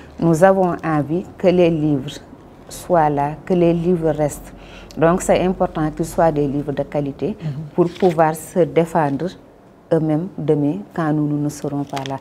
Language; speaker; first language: French; non-native, local second language; Wolof